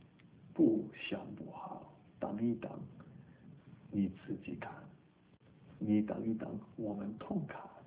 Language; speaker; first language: Chinese; non-native, learner; English